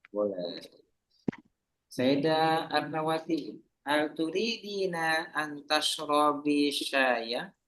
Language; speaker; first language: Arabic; non-native, fluent; Indonesian